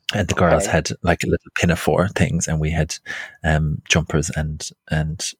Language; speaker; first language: English; native; English